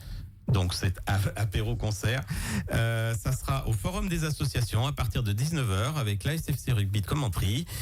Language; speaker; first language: French; native; French